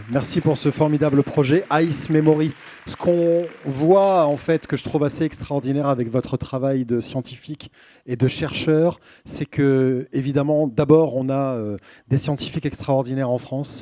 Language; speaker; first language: French; native; French